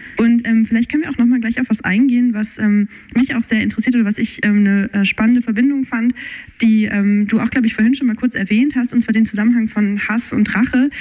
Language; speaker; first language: German; native; German